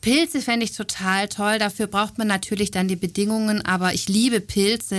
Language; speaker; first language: German; native; German